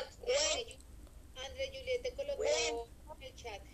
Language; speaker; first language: Spanish; native; Spanish